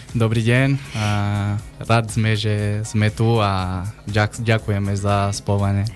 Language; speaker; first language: Slovak; non-native, learner; Portuguese